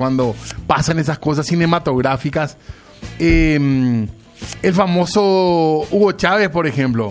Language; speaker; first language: Spanish; native; Spanish